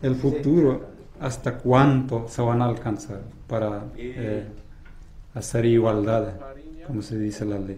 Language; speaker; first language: Spanish; non-native, local second language; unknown